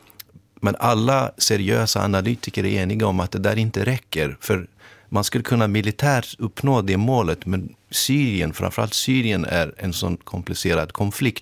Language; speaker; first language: Swedish; native; Swedish